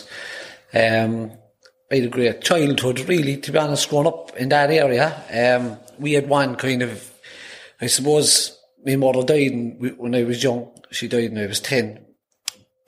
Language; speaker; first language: English; native; English